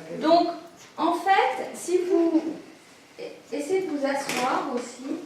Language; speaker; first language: French; native; French